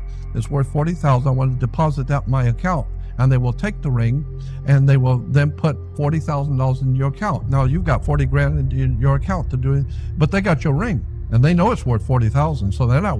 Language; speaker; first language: English; native; English